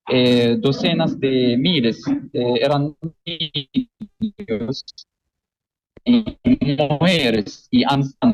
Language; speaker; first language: Spanish; non-native, fluent; Arabic